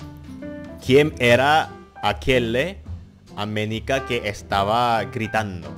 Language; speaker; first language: Spanish; non-native, learner; Indonesian